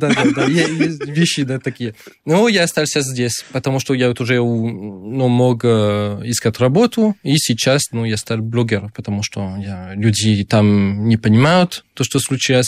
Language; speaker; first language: Russian; non-native, fluent; French